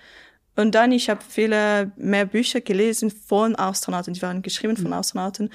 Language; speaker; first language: German; non-native, local second language; French